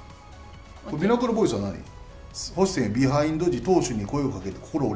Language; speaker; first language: Japanese; native; Japanese